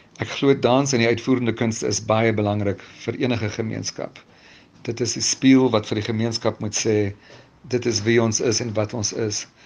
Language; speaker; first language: Afrikaans; native; Afrikaans